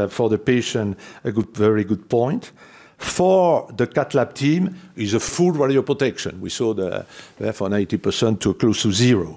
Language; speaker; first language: English; non-native, fluent; French